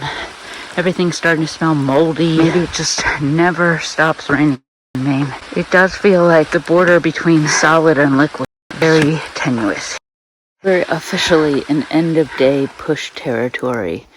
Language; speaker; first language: English; native; English